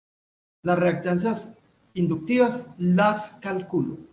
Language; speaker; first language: Spanish; native; Spanish